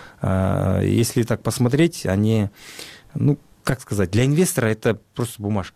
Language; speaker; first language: Russian; non-native, local second language; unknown